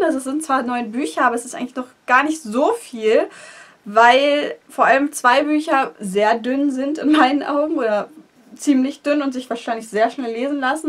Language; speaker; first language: German; native; German